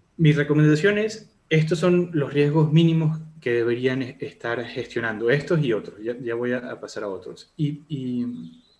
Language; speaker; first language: Spanish; native; Spanish